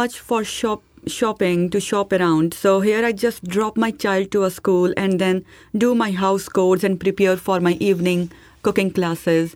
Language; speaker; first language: English; non-native, local second language; Hindi